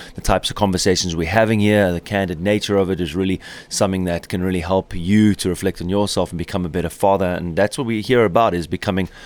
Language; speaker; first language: English; native; English